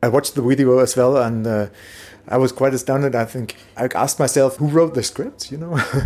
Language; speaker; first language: English; non-native, fluent; German